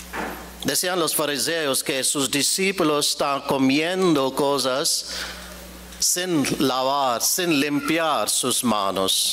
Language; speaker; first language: Spanish; non-native, fluent; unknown